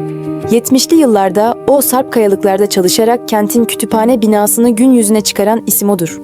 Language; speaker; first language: Turkish; native; Turkish